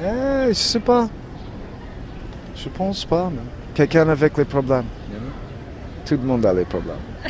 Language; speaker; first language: French; non-native, learner; English